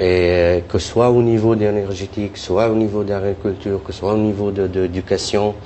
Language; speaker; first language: French; non-native, fluent; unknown